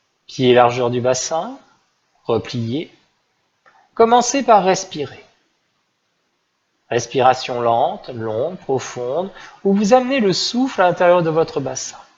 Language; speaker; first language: French; native; French